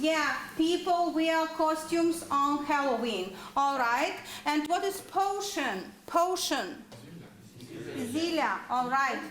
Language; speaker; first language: English; non-native, fluent; Ukrainian